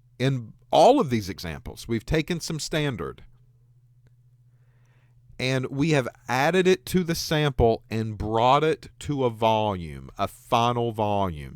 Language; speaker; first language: English; native; English